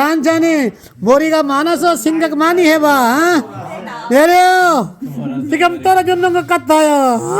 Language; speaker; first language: Korean; non-native, learner; Urdu